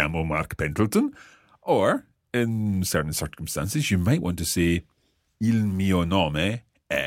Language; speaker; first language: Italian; non-native, fluent; English